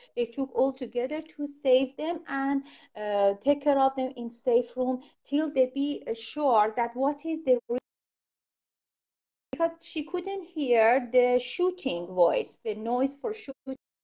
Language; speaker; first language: English; non-native, fluent; Persian